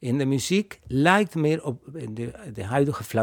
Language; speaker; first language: Dutch; non-native, fluent; Spanish